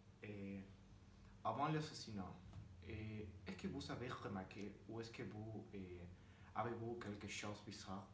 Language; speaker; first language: French; non-native, learner; Spanish